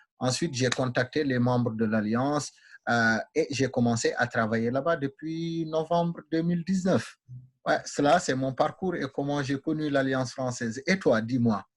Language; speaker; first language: French; non-native, local second language; Wolof